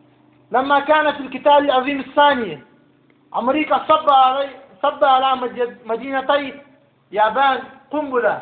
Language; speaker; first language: Arabic; non-native, learner; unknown